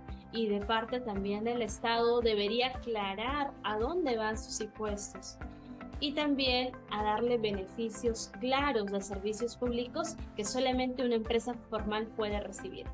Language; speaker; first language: Spanish; native; Spanish